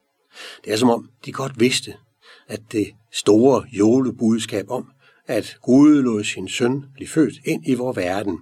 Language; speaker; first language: Danish; native; Danish